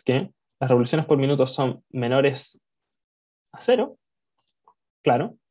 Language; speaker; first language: Spanish; native; Spanish